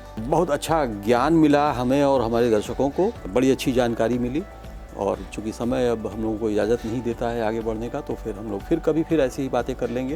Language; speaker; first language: Hindi; native; Hindi